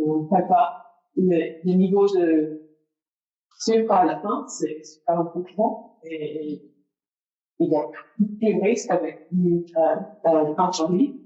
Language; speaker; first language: French; non-native, fluent; English